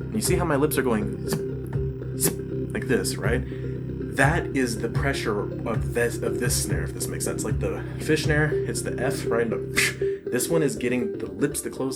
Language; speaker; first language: English; native; English